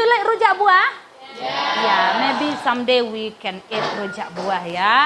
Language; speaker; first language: English; non-native, learner; Indonesian